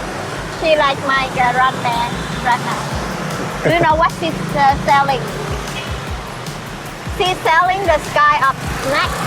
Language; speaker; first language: English; non-native, learner; Vietnamese